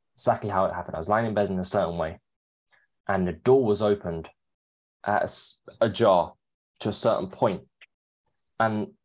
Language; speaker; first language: English; native; English